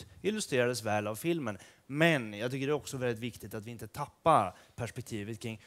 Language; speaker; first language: Swedish; native; Swedish